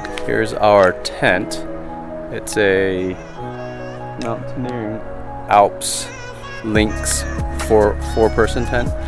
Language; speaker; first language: English; early bilingual, other home language; Vietnamese